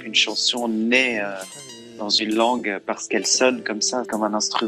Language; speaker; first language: French; early bilingual, other home language; Arabic